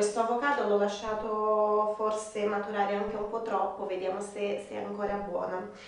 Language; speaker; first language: Italian; non-native, fluent; Portuguese